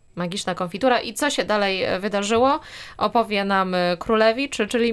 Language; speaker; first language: Polish; native; Polish